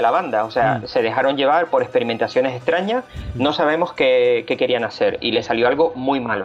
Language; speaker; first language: Spanish; native; Spanish